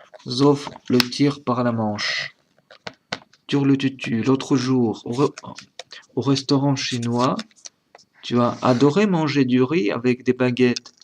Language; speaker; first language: French; non-native, learner; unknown